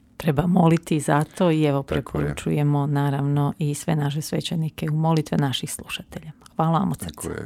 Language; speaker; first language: Croatian; native; Croatian